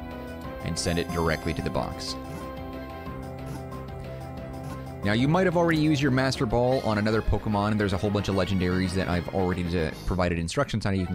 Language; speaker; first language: English; native; English